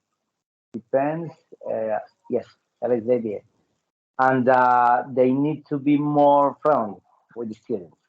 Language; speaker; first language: English; non-native, learner; Spanish